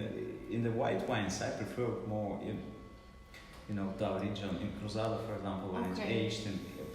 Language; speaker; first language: English; non-native, learner; Russian